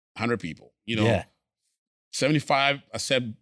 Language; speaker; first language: English; non-native, local second language; Akan